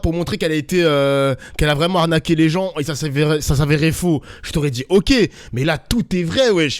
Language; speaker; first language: French; native; French